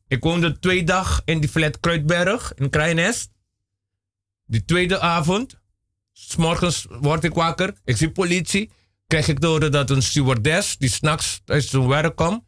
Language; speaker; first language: Dutch; non-native, local second language; Papiamento